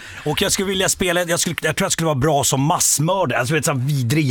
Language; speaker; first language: Swedish; native; Swedish